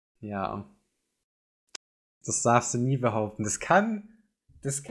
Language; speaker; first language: German; native; German